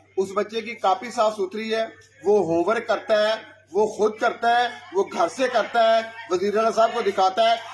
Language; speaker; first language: Urdu; non-native, local second language; Punjabi